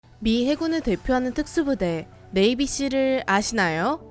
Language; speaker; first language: Korean; native; Korean